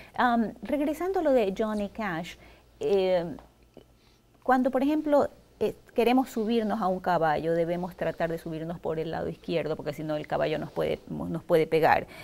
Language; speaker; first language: Spanish; native; Spanish